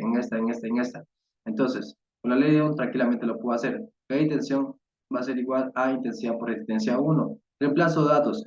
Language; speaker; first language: Spanish; native; Spanish